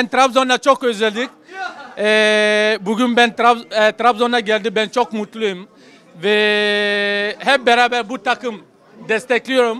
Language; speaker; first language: Turkish; non-native, learner; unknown